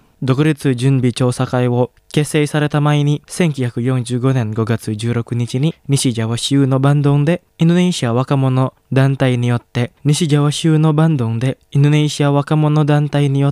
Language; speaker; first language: Japanese; non-native, fluent; Indonesian